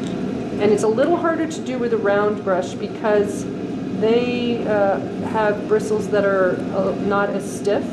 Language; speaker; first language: English; native; English